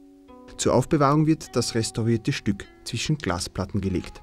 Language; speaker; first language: German; native; German